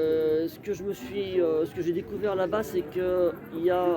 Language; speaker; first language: French; native; French